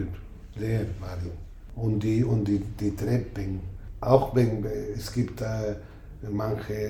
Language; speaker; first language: German; non-native, learner; Spanish